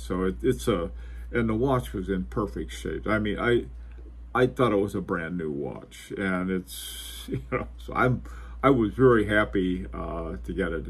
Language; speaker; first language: English; native; English